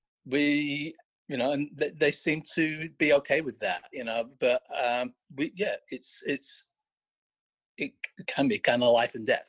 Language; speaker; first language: English; native; English